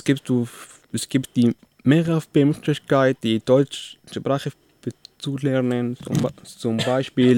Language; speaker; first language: German; non-native, learner; Arabic